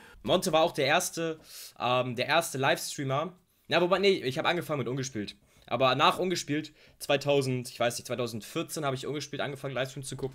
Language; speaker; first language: German; native; German